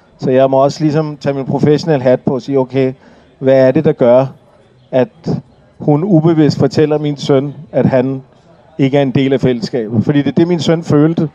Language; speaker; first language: Danish; early bilingual, other home language; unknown